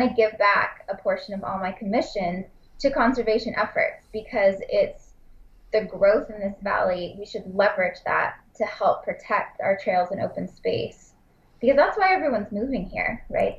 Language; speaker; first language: English; native; English